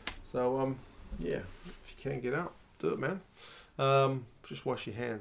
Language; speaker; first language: English; native; English